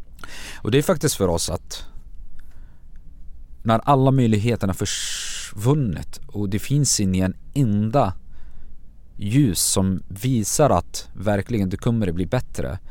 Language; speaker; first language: Swedish; non-native, fluent; Arabic